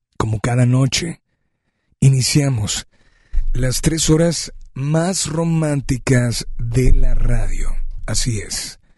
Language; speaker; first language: Spanish; native; Spanish